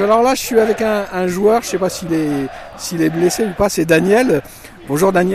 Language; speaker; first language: French; native; French